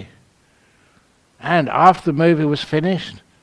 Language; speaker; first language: English; native; English